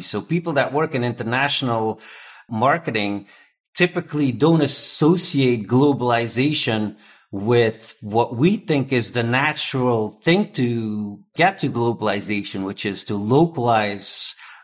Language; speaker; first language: English; non-native, fluent; Dutch